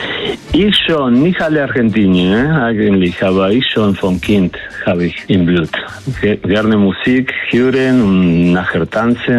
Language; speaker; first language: German; non-native, learner; Spanish